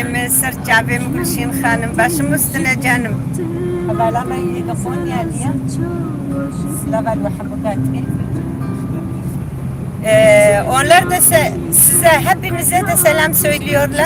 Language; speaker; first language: Turkish; non-native, local second language; Kurdish